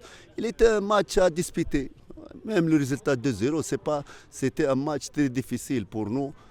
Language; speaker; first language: French; non-native, fluent; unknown